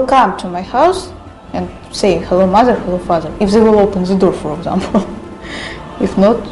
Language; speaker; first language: English; non-native, learner; Russian